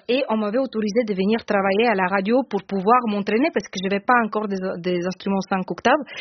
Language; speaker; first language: French; non-native, fluent; Bulgarian